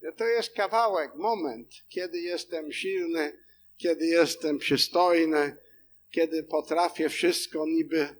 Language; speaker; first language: Polish; non-native, fluent; English